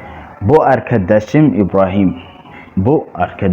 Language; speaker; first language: Turkish; non-native, learner; Somali